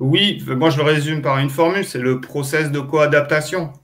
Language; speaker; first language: French; native; French